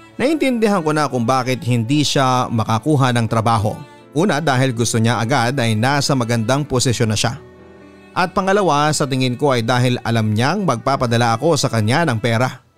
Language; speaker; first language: Filipino; native; Filipino